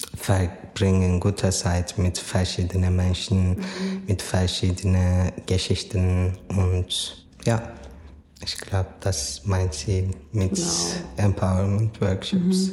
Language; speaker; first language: German; non-native, learner; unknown